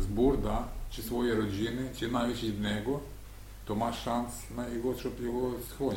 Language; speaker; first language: Polish; non-native, learner; Ukrainian